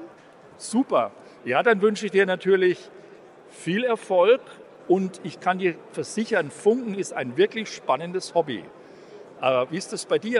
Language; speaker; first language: German; native; German